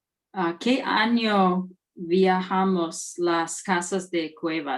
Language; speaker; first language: Spanish; non-native, learner; English